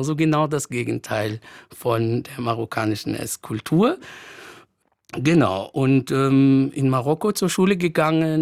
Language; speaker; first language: German; non-native, fluent; Arabic